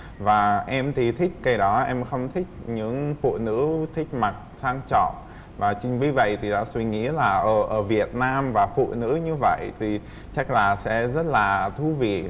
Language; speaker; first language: Vietnamese; non-native, fluent; Czech